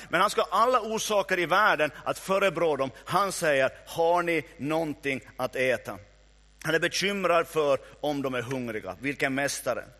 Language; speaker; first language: Swedish; native; Swedish